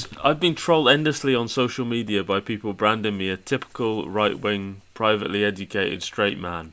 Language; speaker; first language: English; native; English